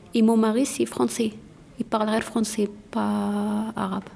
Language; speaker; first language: French; non-native, learner; Tachelhit